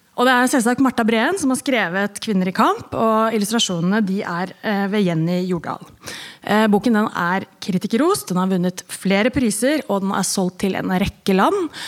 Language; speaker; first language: Norwegian; native; Norwegian